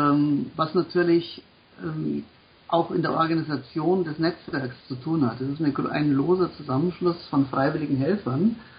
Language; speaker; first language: German; native; German